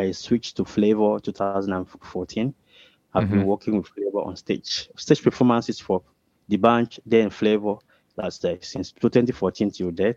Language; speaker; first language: English; non-native, local second language; Ibibio